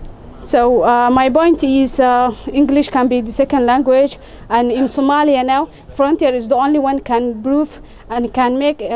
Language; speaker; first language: English; non-native, fluent; Somali